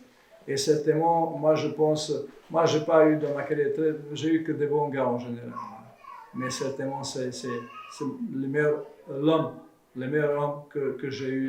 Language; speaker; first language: French; non-native, fluent; Serbian